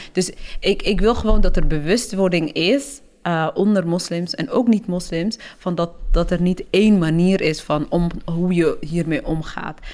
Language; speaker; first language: Dutch; early bilingual, other home language; Somali